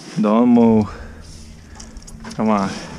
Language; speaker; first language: English; non-native, learner; Ukrainian